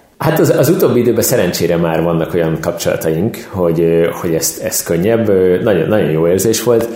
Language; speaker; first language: Hungarian; native; Hungarian